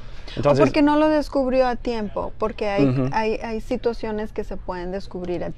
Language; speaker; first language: Spanish; native; Spanish